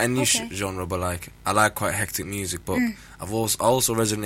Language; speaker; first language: English; native; English